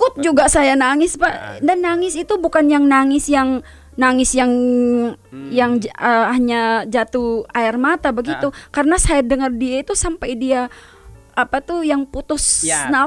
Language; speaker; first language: Indonesian; non-native, fluent; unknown